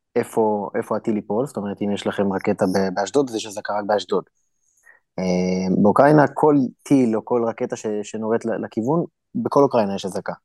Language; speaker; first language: Hebrew; native; Hebrew